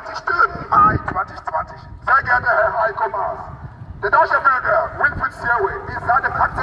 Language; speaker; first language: German; non-native, fluent; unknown